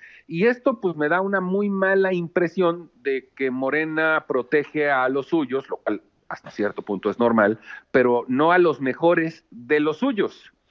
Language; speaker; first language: Spanish; native; Spanish